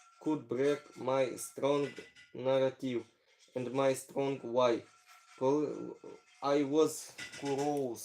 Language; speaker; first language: English; non-native, learner; Ukrainian